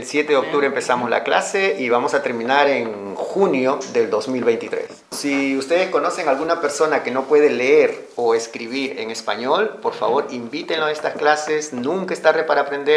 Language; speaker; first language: Spanish; native; Spanish